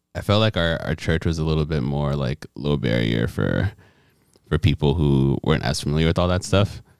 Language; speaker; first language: English; non-native, local second language; Yoruba